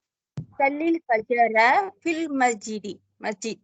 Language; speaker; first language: Arabic; non-native, learner; Tamil